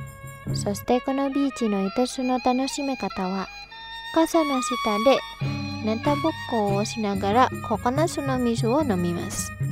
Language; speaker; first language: Japanese; non-native, fluent; Indonesian